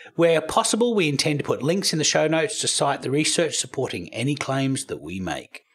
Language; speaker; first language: English; native; English